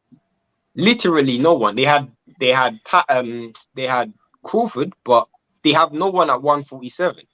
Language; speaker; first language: English; native; English